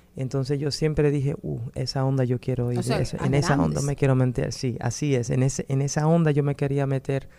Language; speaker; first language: Spanish; early bilingual, other home language; Dutch